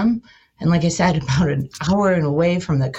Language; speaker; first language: English; native; English